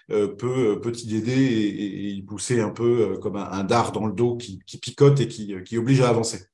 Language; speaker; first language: French; native; French